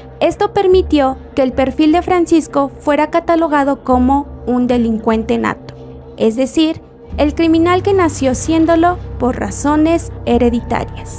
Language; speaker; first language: Spanish; native; Spanish